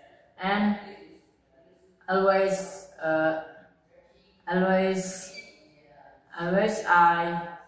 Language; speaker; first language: English; non-native, learner; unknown